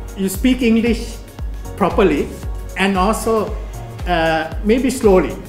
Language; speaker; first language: English; non-native, local second language; Sinhala